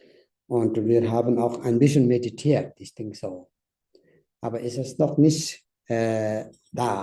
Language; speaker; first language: German; non-native, learner; Tibetan